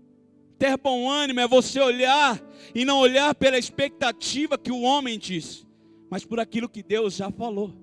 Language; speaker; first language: Portuguese; native; Portuguese